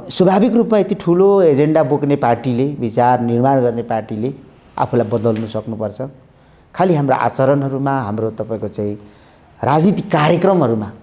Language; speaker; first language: Nepali; native; Nepali